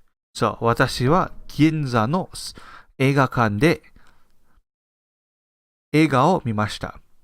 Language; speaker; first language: Japanese; non-native, fluent; English